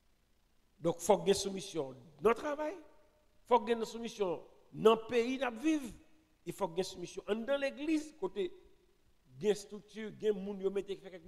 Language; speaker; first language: French; non-native, local second language; Haitian Creole